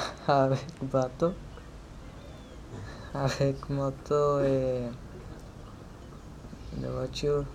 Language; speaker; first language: French; non-native, learner; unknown